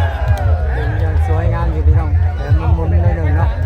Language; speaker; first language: Thai; non-native, local second language; Lao